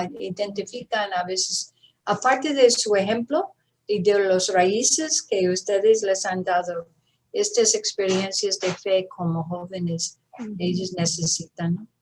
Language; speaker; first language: Spanish; non-native, fluent; English